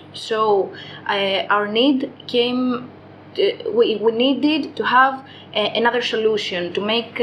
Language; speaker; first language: English; non-native, fluent; Greek